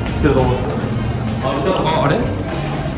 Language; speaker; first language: Japanese; native; Japanese